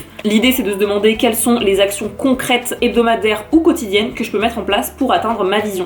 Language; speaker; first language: French; native; French